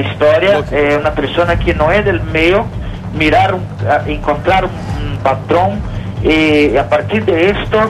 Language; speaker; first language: Spanish; non-native, learner; Portuguese